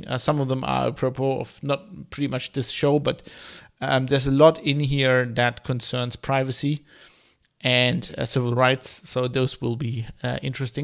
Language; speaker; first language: English; non-native, fluent; German